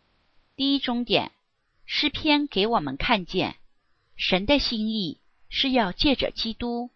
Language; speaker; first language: Chinese; native; Chinese